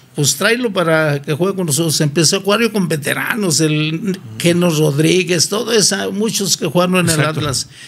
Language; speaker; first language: Spanish; native; Spanish